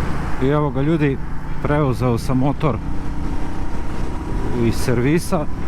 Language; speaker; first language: Serbian; native; Serbian